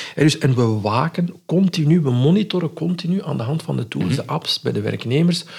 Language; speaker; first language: Dutch; non-native, fluent; Arabic